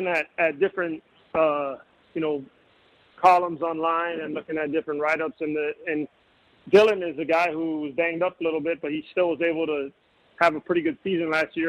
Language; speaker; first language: English; native; English